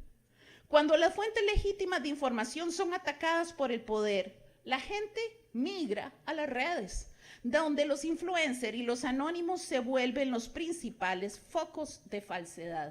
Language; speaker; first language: Spanish; native; Spanish